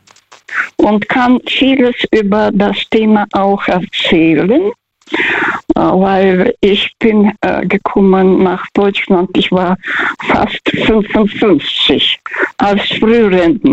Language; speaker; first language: German; non-native, fluent; Russian